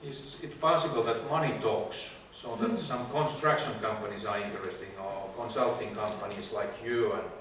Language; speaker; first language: English; non-native, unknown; Finnish